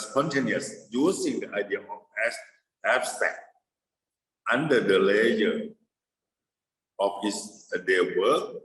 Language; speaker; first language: English; non-native, fluent; Thai